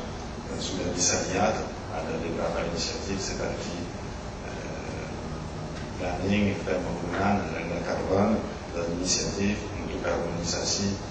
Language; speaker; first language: Indonesian; non-native, learner; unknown